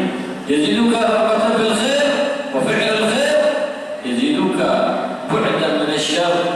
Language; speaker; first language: Arabic; native; Arabic